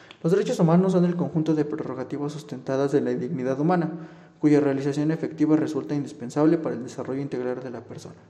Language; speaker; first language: Spanish; native; Spanish